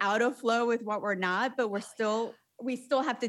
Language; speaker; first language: English; early bilingual, other home language; Spanish